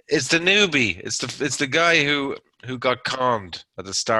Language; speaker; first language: English; native; English